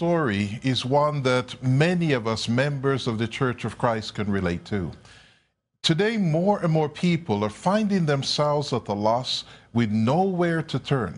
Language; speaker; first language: English; native; English